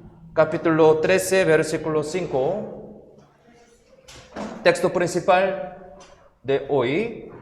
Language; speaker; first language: Spanish; non-native, fluent; Korean